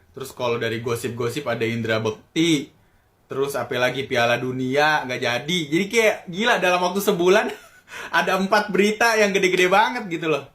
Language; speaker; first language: Indonesian; native; Indonesian